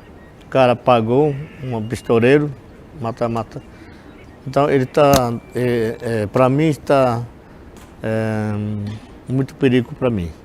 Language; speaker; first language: Portuguese; non-native, local second language; Yanomámi